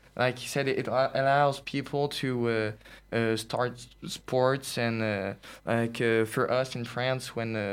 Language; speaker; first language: English; non-native, fluent; French